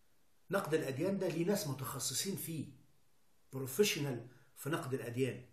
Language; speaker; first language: Arabic; native; Arabic